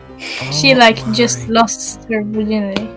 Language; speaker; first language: English; non-native, learner; Swedish